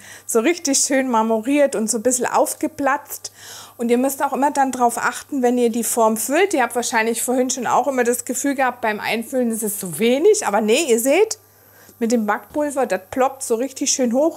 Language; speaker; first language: German; native; German